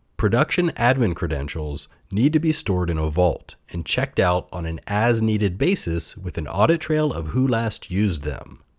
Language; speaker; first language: English; native; English